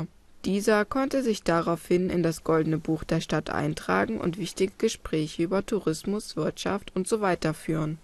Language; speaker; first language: German; native; German